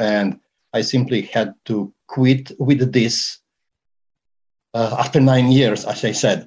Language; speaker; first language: English; non-native, fluent; Serbian